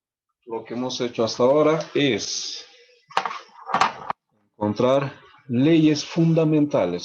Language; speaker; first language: Spanish; native; Spanish